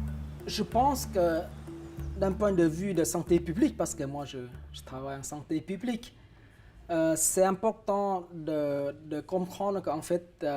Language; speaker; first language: French; non-native, fluent; Vietnamese